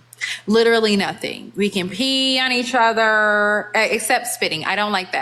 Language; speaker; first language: English; native; English